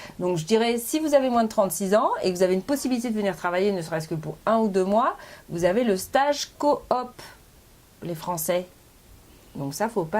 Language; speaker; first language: French; native; French